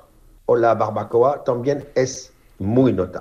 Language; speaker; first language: Spanish; non-native, fluent; French